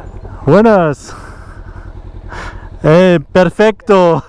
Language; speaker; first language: Spanish; non-native, learner; German